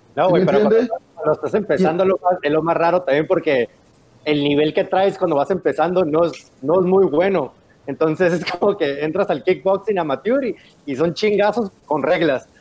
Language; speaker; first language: Spanish; early bilingual, heritage; Spanish